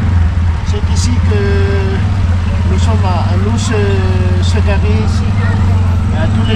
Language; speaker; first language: French; non-native, local second language; Malagasy